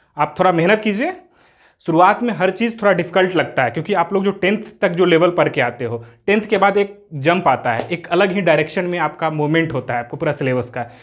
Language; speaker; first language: Hindi; native; Hindi